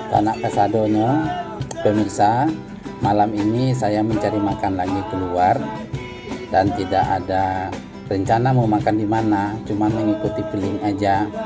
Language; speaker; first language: Indonesian; non-native, local second language; Minangkabau